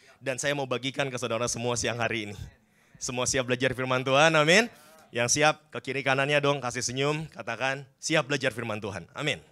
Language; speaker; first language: Indonesian; native; Indonesian